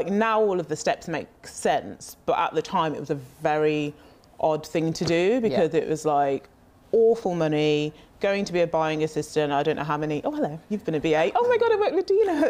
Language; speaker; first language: English; native; English